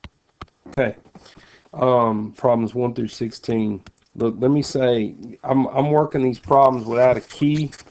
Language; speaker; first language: English; native; English